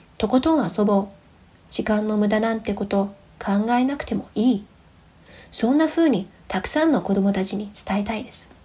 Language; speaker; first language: Japanese; non-native, fluent; Chinese